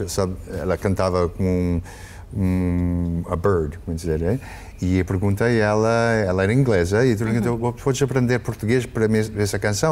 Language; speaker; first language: Portuguese; early bilingual, heritage; English